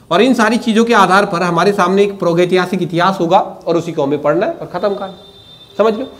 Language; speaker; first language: Hindi; native; Hindi